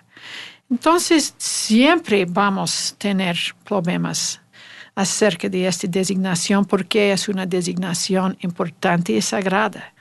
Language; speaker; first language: Spanish; non-native, learner; English